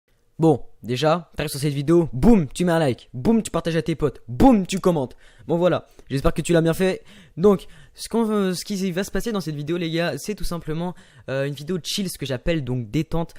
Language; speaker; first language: French; native; French